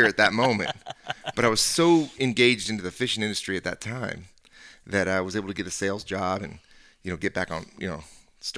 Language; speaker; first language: English; native; English